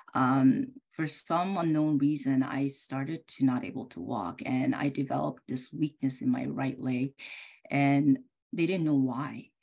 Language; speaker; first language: English; early bilingual, other home language; Korean